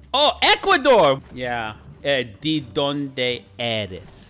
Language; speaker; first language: Spanish; non-native, learner; English